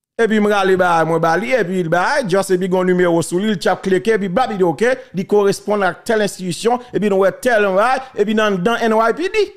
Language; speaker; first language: French; non-native, local second language; Haitian Creole